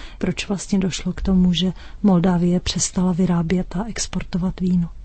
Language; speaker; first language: Czech; native; Czech